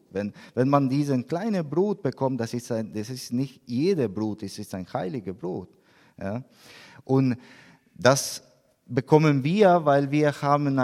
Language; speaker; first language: German; non-native, learner; Spanish